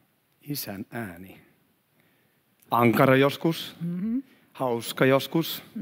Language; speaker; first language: Finnish; non-native, fluent; Swedish